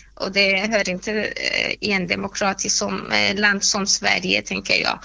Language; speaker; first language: Swedish; non-native, fluent; Persian